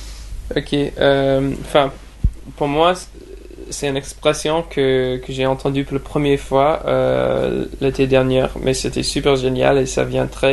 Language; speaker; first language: French; non-native, fluent; English